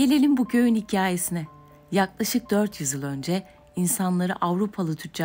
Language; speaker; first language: Turkish; native; Turkish